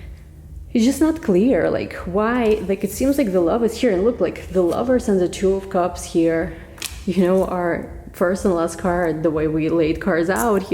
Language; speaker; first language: English; non-native, fluent; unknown